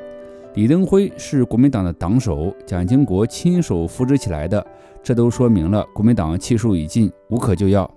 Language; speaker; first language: Chinese; native; Chinese